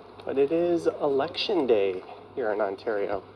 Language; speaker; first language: English; native; English